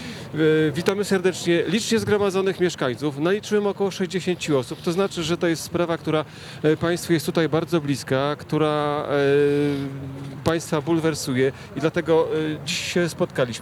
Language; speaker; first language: Polish; native; Polish